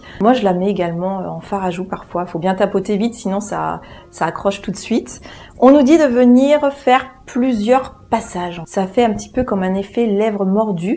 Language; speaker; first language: French; native; French